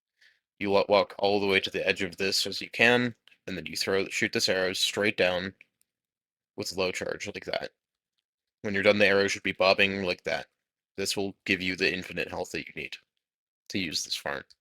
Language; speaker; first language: English; native; English